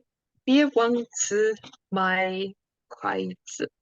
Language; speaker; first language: Chinese; non-native, learner; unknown